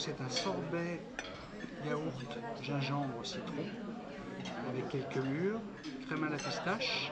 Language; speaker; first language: French; native; French